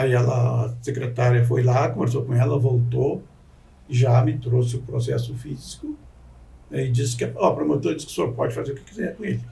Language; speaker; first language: Portuguese; native; Portuguese